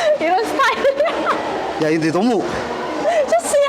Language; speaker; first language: Korean; non-native, learner; Vietnamese